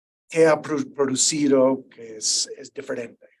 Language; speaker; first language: Spanish; non-native, fluent; English